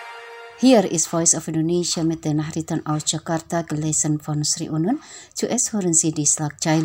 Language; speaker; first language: German; non-native, fluent; Indonesian